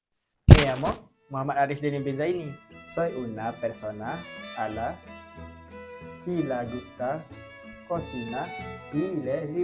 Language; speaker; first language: Spanish; non-native, learner; Malay